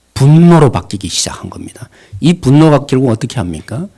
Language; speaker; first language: Korean; native; Korean